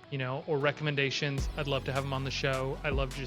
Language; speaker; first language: English; native; English